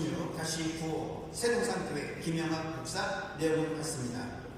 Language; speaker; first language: Korean; native; Korean